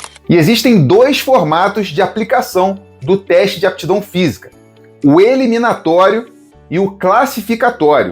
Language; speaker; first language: Portuguese; native; Portuguese